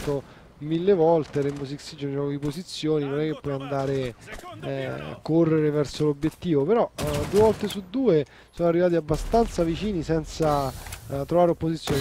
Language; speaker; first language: Italian; native; Italian